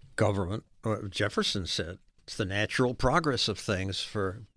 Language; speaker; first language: English; native; English